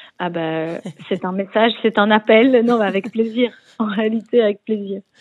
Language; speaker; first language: French; native; French